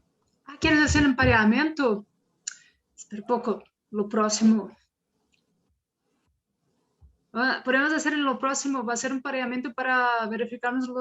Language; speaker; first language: Spanish; non-native, learner; Portuguese